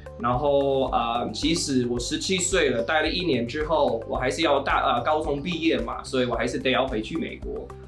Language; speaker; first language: Chinese; non-native, fluent; English